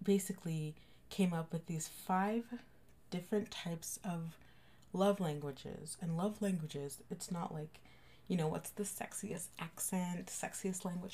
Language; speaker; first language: English; native; English